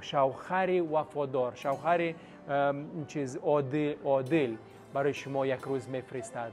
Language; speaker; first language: Persian; non-native, fluent; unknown